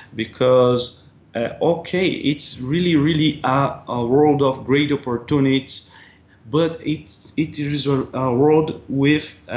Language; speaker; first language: English; non-native, fluent; Portuguese